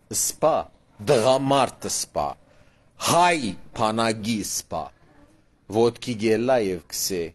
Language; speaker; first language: Armenian; early bilingual, heritage; Armenian